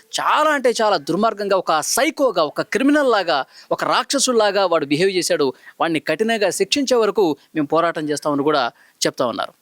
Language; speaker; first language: Telugu; native; Telugu